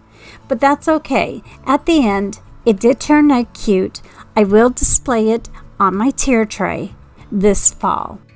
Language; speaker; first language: English; native; English